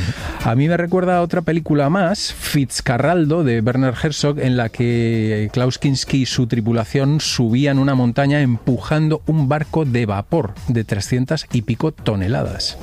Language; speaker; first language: Spanish; native; Spanish